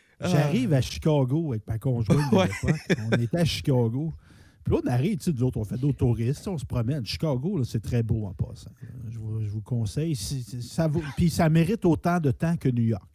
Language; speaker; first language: French; native; French